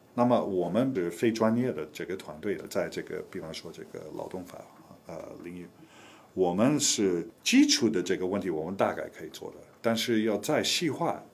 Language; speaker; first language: Chinese; non-native, fluent; English